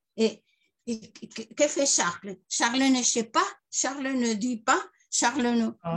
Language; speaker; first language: French; non-native, learner; Spanish